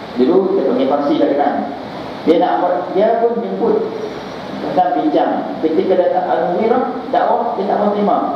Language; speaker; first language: Malay; native; Malay